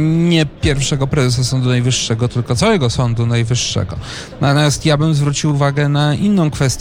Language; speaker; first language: Polish; native; Polish